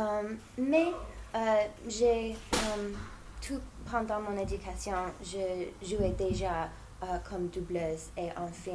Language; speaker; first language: French; non-native, fluent; English